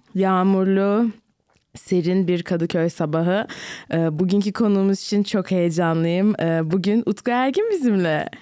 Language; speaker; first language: Turkish; native; Turkish